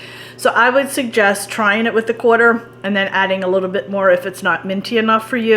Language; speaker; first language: English; native; English